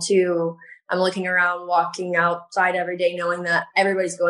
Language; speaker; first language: English; native; English